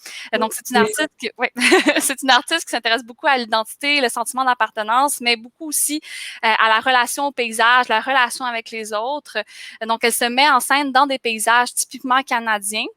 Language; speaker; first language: French; native; French